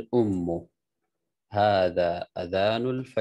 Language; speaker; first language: Arabic; non-native, fluent; Urdu